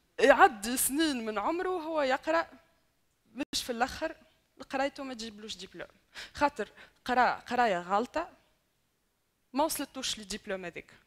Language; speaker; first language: Arabic; native; Arabic